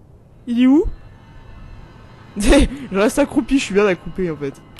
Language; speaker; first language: French; native; French